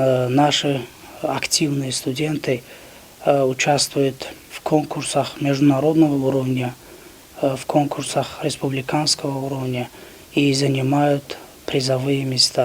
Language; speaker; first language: Russian; non-native, local second language; Tajik